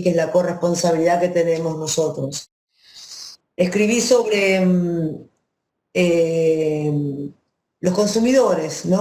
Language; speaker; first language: Spanish; native; Spanish